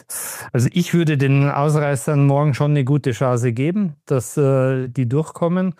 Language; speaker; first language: German; native; German